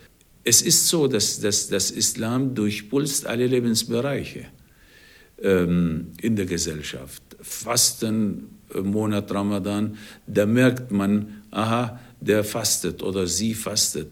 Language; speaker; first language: German; non-native, fluent; Arabic